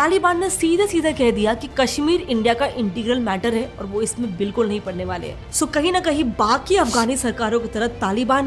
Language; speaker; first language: Hindi; native; Hindi